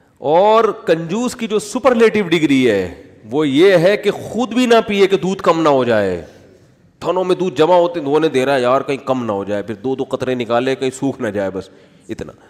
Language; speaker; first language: Urdu; native; Urdu